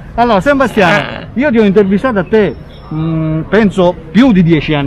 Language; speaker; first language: Italian; native; Italian